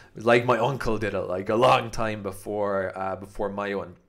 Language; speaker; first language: English; native; English